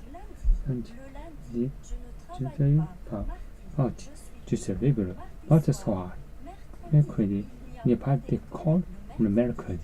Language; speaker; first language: French; non-native, learner; Japanese